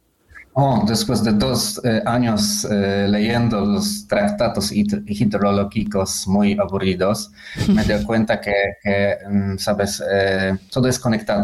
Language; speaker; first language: Spanish; non-native, fluent; Polish